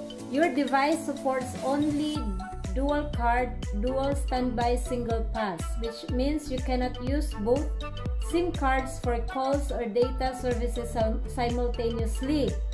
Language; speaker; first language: English; non-native, local second language; Filipino